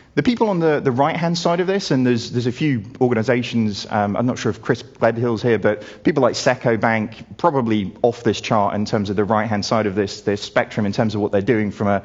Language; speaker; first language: English; native; English